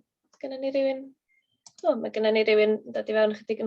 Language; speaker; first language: Welsh; native; Welsh